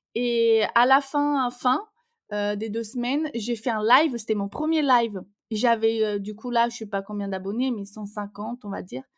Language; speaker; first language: French; non-native, fluent; Portuguese